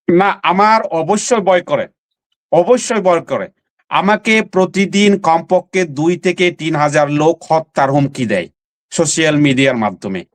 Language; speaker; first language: Bangla; non-native, local second language; Chakma